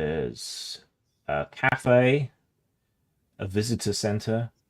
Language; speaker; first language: English; native; English